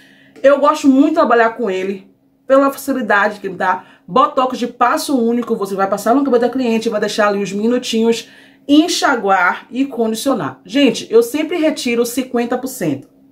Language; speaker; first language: Portuguese; native; Portuguese